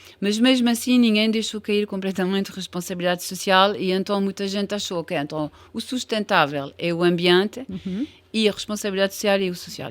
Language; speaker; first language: Portuguese; non-native, fluent; French